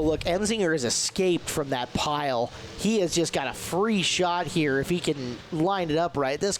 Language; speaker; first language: English; native; English